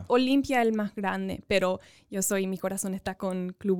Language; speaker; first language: Spanish; early bilingual, other home language; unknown